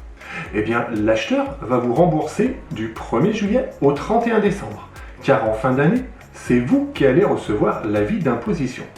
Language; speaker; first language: French; native; French